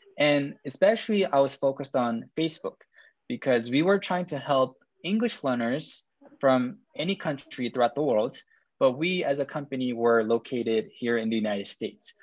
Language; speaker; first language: English; non-native, fluent; Korean